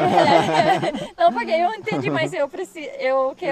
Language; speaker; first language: Portuguese; non-native, learner; English